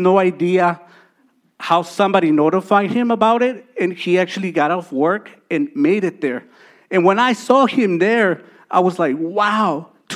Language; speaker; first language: English; early bilingual, other home language; Spanish